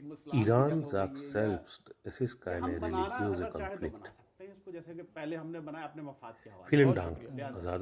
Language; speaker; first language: German; non-native, learner; Urdu